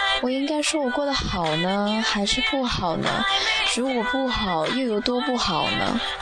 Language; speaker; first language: Chinese; native; Chinese